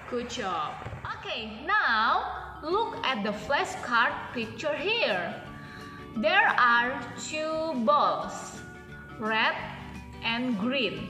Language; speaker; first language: English; non-native, local second language; Indonesian